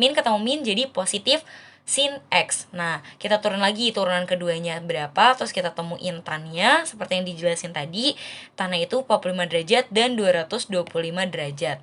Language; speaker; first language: Indonesian; native; Indonesian